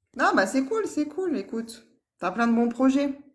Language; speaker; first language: French; native; French